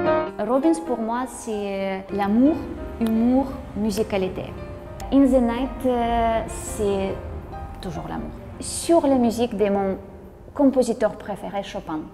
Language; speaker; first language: French; non-native, learner; Russian